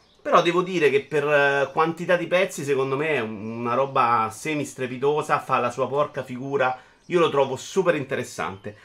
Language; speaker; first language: Italian; native; Italian